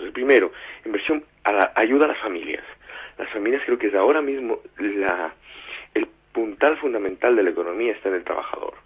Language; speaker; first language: Spanish; native; Spanish